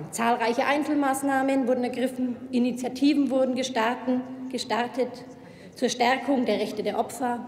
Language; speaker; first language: German; native; German